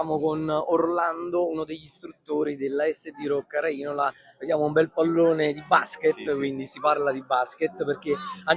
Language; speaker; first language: Italian; native; Italian